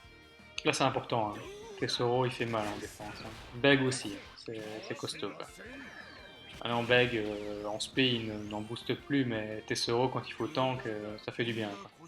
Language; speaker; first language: French; native; French